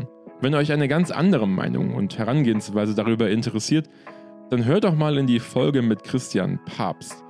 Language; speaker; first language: German; native; German